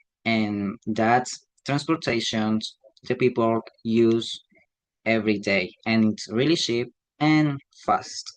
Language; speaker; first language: English; non-native, learner; Spanish